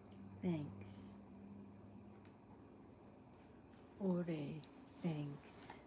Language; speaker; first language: English; non-native, local second language; Filipino